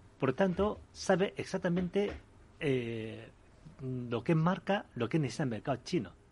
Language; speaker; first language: Spanish; early bilingual, other home language; Chinese